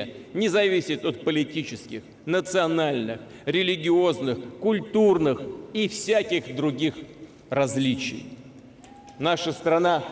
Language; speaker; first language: Russian; native; Russian